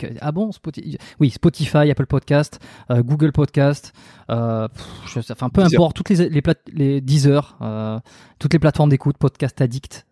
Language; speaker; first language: French; native; French